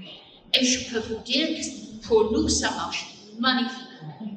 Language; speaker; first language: French; non-native, fluent; English